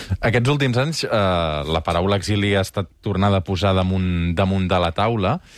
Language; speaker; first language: Catalan; native; Catalan